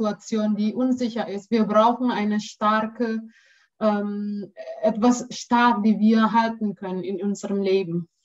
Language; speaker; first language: German; non-native, learner; Indonesian